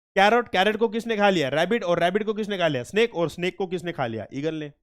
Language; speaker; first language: Hindi; non-native, local second language; Marathi